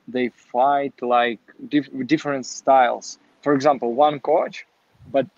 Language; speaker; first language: English; non-native, learner; Ukrainian